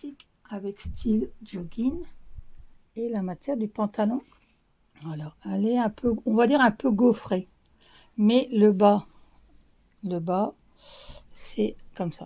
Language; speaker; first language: French; native; French